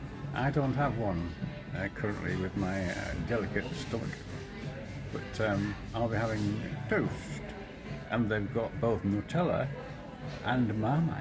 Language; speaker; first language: English; native; English